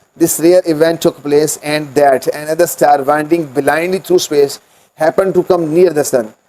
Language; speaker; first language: English; non-native, local second language; Urdu